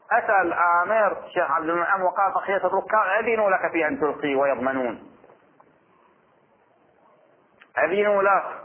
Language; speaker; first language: Arabic; native; Arabic